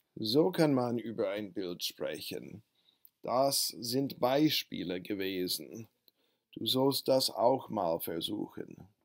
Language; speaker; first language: German; non-native, fluent; English